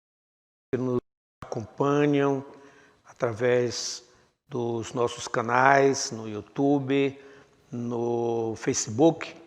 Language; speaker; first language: Portuguese; native; Portuguese